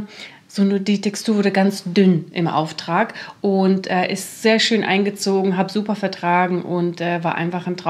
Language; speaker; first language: German; native; German